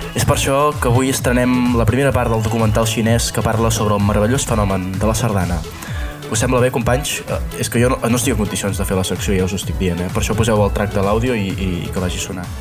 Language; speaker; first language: Catalan; native; Catalan